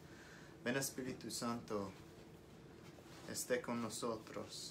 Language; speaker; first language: Spanish; non-native, learner; English